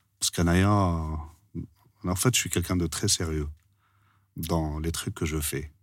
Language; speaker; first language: French; non-native, local second language; Arabic